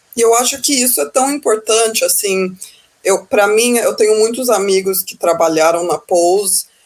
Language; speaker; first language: Portuguese; early bilingual, heritage; Portuguese